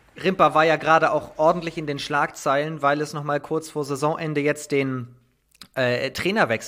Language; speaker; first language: German; native; German